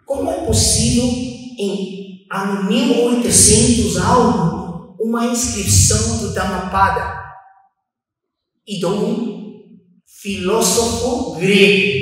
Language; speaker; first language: Portuguese; non-native, fluent; Chinese